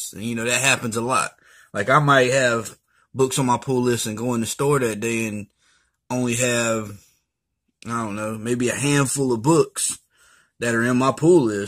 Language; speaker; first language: English; native; English